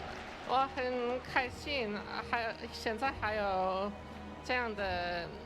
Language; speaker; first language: Chinese; non-native, learner; English